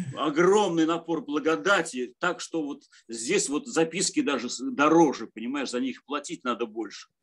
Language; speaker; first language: Russian; native; Russian